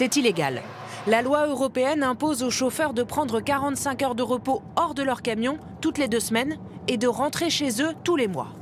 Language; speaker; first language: French; native; French